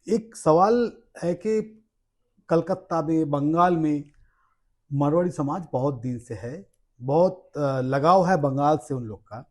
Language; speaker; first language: Hindi; non-native, local second language; Bangla